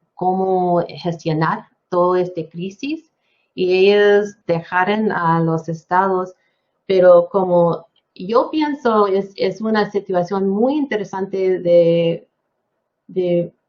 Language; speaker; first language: Spanish; non-native, fluent; English